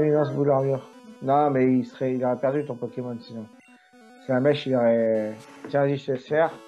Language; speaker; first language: French; native; French